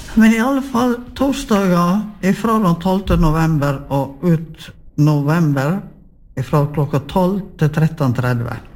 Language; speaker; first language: Norwegian; native; Norwegian